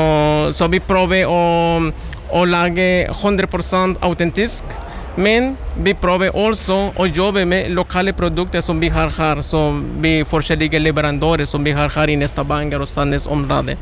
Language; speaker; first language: Norwegian; non-native, learner; Spanish